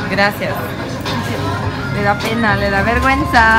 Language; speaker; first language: Spanish; non-native, learner; Portuguese